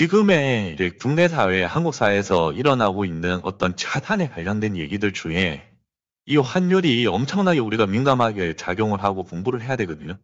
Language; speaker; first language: Korean; native; Korean